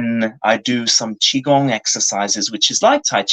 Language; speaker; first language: English; native; English